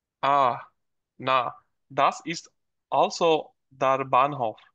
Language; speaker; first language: German; non-native, learner; Bangla